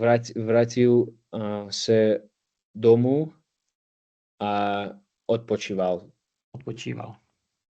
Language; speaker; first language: Czech; non-native, learner; English